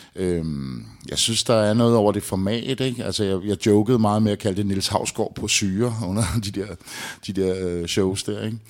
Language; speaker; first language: Danish; native; Danish